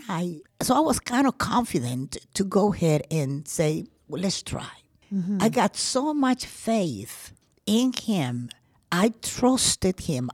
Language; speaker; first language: English; non-native, fluent; Spanish